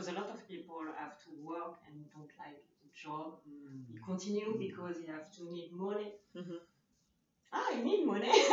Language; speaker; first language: English; non-native, learner; French